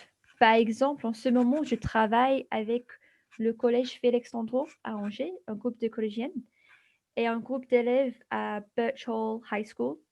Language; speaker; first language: French; non-native, fluent; English